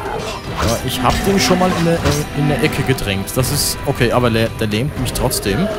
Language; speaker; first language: German; native; German